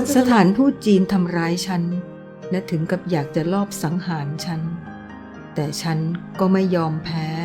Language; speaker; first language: Thai; non-native, fluent; Chinese